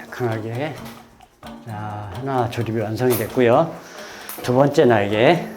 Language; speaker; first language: Korean; native; Korean